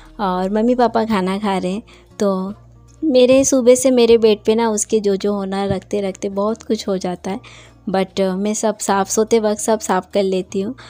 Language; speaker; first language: Hindi; non-native, local second language; Bangla